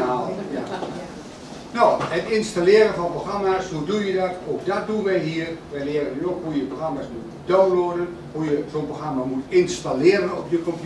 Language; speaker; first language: Dutch; native; Dutch